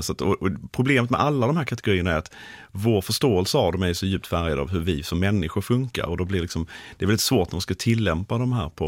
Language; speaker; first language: Swedish; native; Swedish